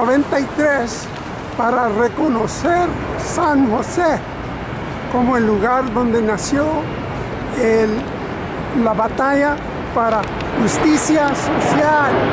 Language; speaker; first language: Spanish; early bilingual, other home language; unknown